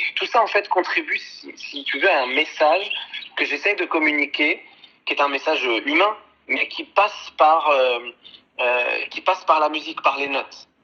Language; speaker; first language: French; early bilingual, other home language; Arabic